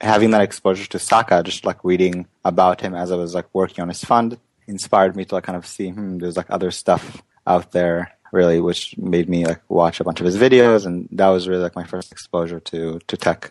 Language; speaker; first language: English; native; English